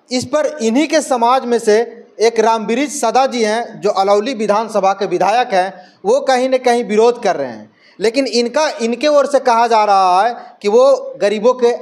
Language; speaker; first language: Hindi; native; Hindi